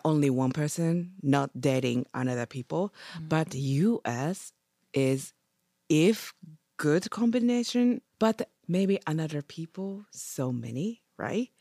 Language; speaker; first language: English; non-native, learner; Japanese